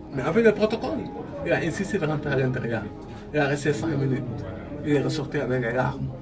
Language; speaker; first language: French; non-native, local second language; Wolof